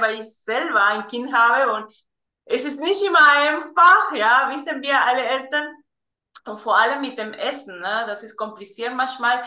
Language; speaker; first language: German; non-native, fluent; Spanish